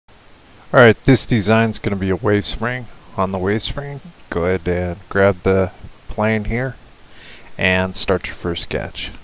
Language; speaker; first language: English; native; English